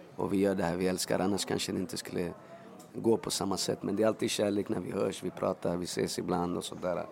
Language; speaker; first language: Swedish; early bilingual, other home language; Spanish